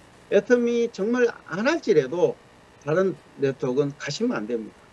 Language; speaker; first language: Korean; native; Korean